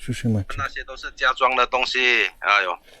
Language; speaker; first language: Chinese; native; Chinese